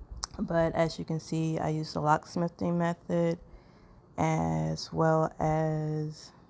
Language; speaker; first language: English; native; English